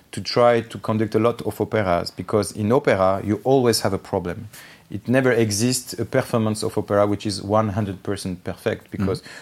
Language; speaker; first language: English; non-native, fluent; Armenian